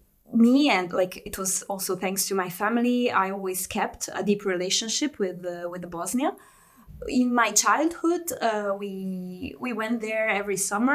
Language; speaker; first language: English; non-native, fluent; Italian